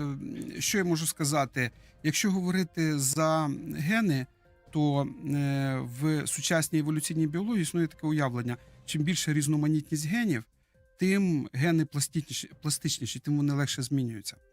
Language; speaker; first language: Ukrainian; native; Ukrainian